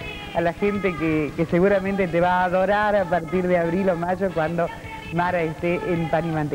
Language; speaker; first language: Spanish; native; Spanish